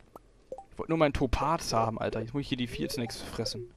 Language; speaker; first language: German; native; German